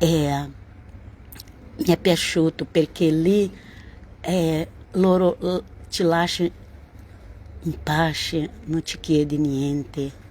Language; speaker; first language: Italian; non-native, learner; Portuguese